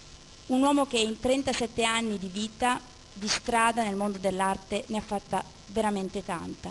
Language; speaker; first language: Italian; native; Italian